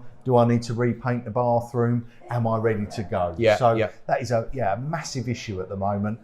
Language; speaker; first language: English; native; English